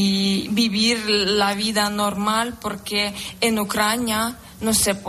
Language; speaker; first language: Spanish; non-native, learner; Ukrainian